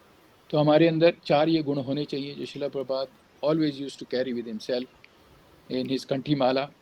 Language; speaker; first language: Hindi; native; Hindi